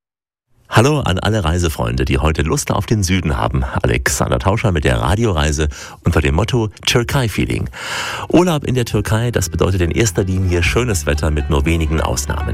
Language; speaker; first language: German; native; German